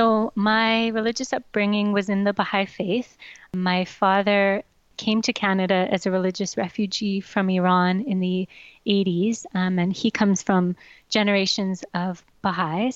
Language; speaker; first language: English; native; English